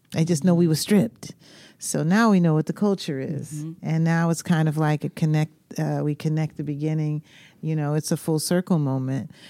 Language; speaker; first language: English; native; English